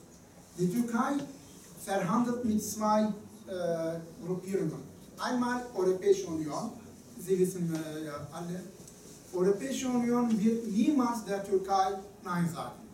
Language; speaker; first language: German; non-native, fluent; Turkish